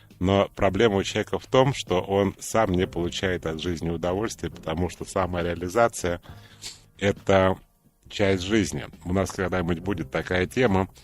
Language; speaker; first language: Russian; native; Russian